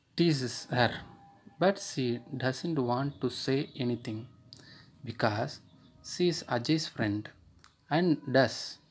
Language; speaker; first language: English; non-native, local second language; Tamil